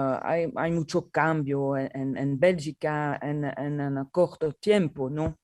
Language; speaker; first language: Spanish; non-native, learner; French